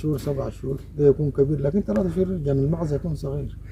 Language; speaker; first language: Arabic; native; Arabic